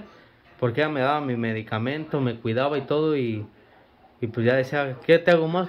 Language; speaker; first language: Spanish; native; Spanish